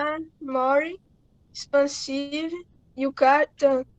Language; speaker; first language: English; non-native, learner; Portuguese